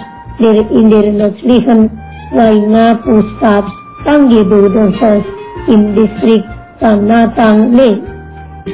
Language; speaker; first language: German; non-native, learner; Indonesian